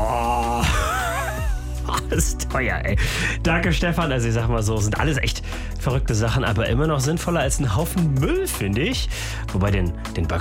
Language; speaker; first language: German; native; German